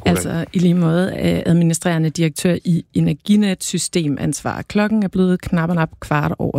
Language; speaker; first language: Danish; native; Danish